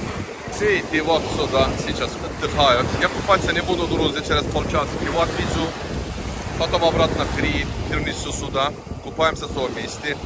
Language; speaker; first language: Russian; non-native, learner; Turkish